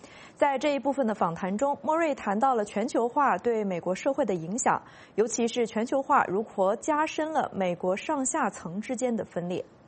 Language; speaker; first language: Chinese; native; Chinese